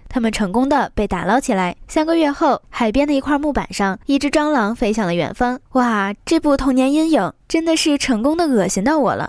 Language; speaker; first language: Chinese; native; Chinese